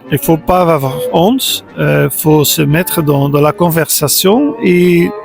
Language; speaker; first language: French; non-native, local second language; Dutch